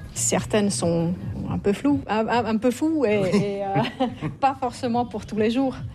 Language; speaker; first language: French; non-native, fluent; Finnish